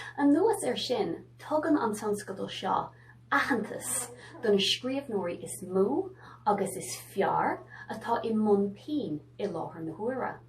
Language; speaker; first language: Irish; native; Irish